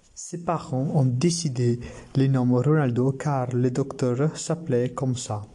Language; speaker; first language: French; non-native, learner; Italian